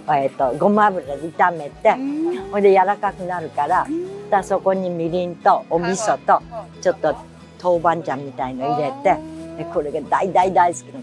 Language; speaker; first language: Japanese; native; Japanese